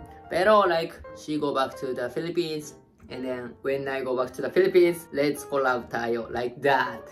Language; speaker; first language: English; non-native, learner; Japanese